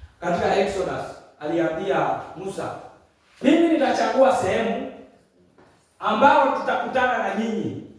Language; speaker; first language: Swahili; non-native, local second language; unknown